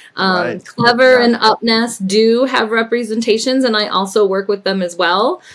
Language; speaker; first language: English; native; English